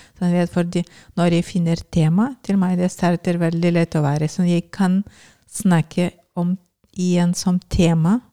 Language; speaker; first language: Norwegian; non-native, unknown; Lithuanian